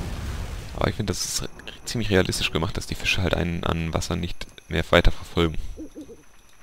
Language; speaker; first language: German; native; German